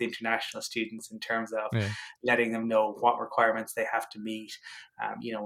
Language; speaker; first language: English; native; English